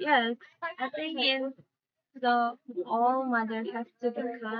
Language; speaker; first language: English; non-native, learner; Indonesian